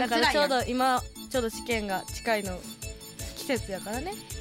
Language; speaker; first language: Japanese; native; Japanese